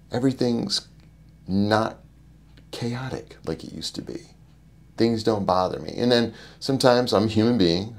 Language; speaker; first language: English; native; English